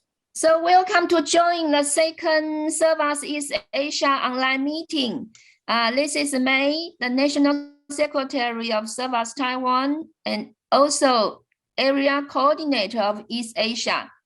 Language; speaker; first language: English; non-native, fluent; Chinese